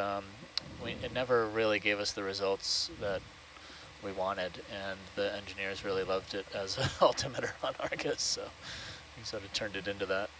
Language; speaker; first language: English; native; English